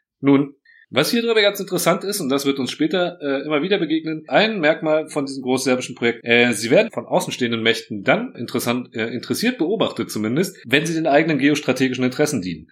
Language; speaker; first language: German; early bilingual, other home language; Croatian